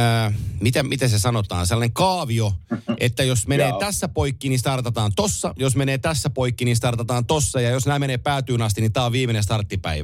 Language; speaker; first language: Finnish; native; Finnish